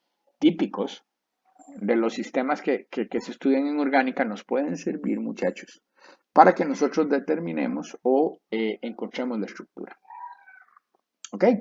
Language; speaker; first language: Spanish; native; Spanish